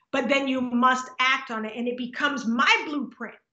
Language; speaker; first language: English; native; English